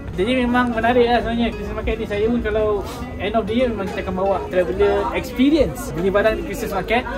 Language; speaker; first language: Malay; native; Malay